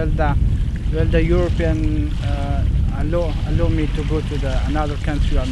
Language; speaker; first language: English; non-native, learner; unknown